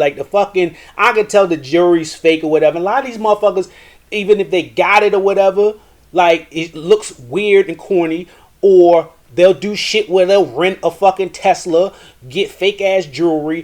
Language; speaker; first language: English; native; English